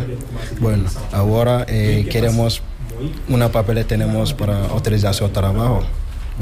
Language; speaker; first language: Spanish; non-native, learner; Wolof